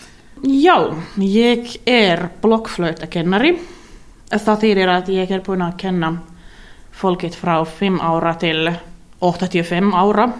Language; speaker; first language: Icelandic; non-native, learner; Finnish